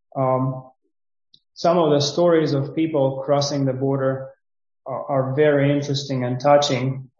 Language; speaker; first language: English; non-native, fluent; Ukrainian